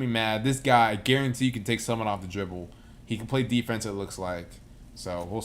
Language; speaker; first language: English; native; English